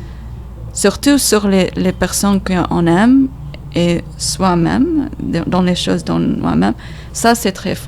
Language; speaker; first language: French; non-native, learner; English